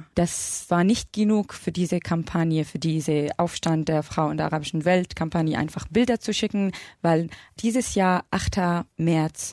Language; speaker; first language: German; non-native, fluent; Arabic